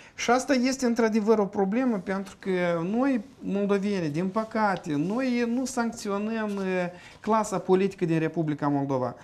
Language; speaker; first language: Romanian; native; Romanian